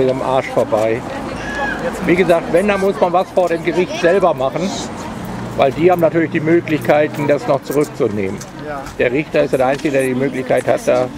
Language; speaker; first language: German; native; German